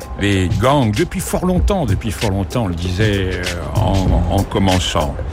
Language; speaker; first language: French; native; French